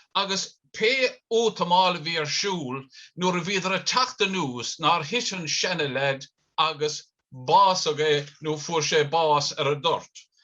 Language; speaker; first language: Irish; native; Irish